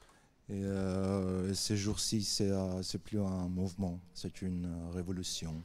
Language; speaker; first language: French; non-native, fluent; Persian